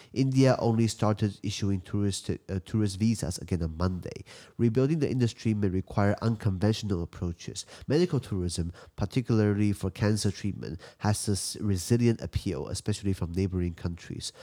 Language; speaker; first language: English; non-native, fluent; Chinese